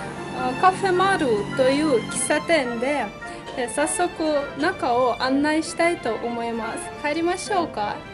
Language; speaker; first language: Japanese; non-native, fluent; Russian